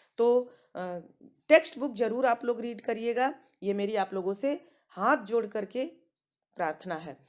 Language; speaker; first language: Hindi; native; Hindi